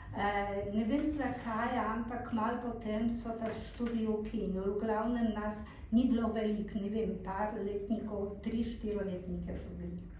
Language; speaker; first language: Slovenian; non-native, fluent; Polish